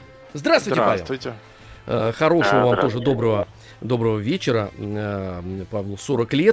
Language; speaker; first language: Russian; native; Russian